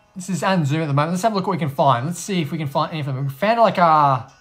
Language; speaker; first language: English; native; English